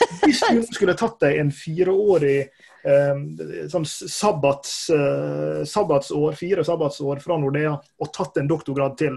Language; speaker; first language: Norwegian; native; Norwegian